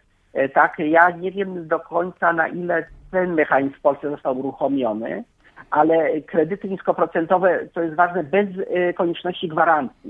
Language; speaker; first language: Polish; native; Polish